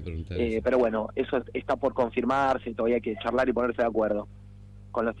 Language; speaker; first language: Spanish; native; Spanish